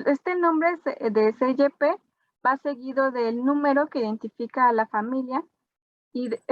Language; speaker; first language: Spanish; native; Spanish